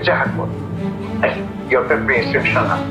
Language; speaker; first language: Hebrew; non-native, fluent; Polish